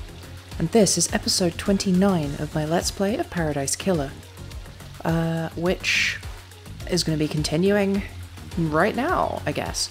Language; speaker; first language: English; native; English